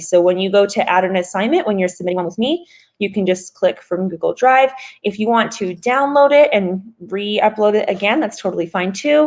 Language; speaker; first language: English; native; English